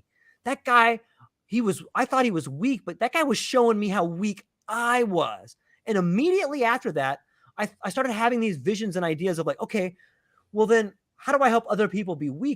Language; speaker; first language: English; native; English